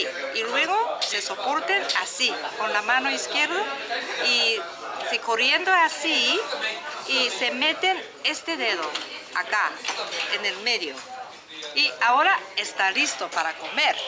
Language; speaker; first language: Spanish; non-native, learner; Japanese